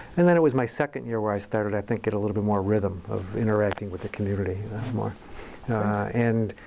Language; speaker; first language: English; native; English